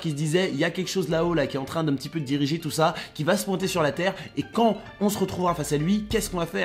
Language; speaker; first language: French; native; French